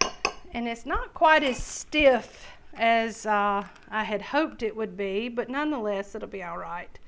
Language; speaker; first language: English; native; English